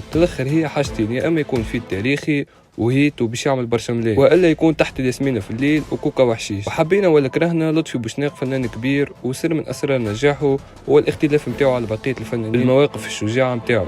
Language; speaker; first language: Arabic; native; Arabic